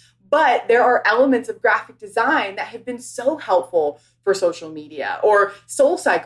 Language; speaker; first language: English; native; English